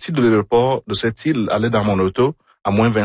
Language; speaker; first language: French; non-native, fluent; Igbo